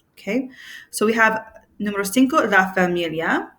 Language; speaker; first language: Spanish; non-native, fluent; English